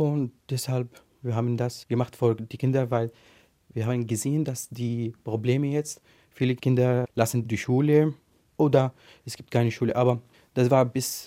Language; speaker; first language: German; non-native, learner; Arabic